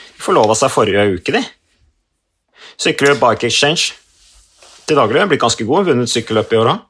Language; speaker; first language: Norwegian; native; Norwegian